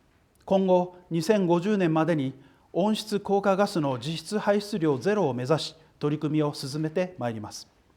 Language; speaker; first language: Japanese; native; Japanese